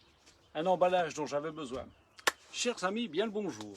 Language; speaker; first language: French; native; French